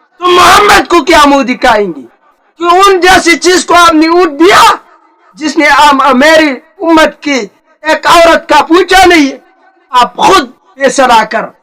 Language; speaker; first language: Urdu; non-native, local second language; Pashto